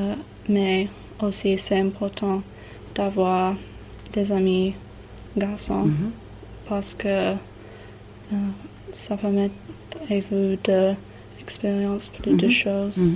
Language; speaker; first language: French; non-native, learner; English